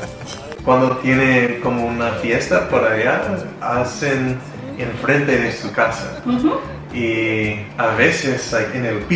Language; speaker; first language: Spanish; non-native, learner; Vietnamese